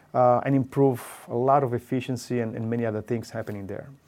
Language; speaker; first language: English; non-native, fluent; Italian